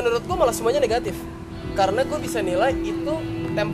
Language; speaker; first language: Indonesian; native; Indonesian